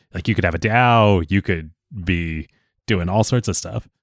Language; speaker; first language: English; native; English